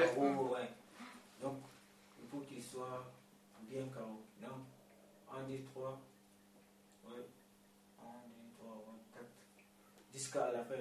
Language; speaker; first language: French; non-native, learner; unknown